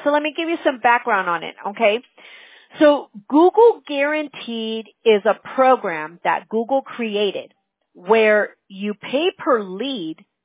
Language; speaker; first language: English; early bilingual, other home language; Spanish